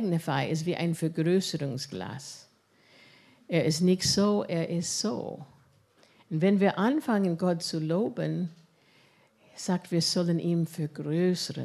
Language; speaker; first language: German; non-native, fluent; English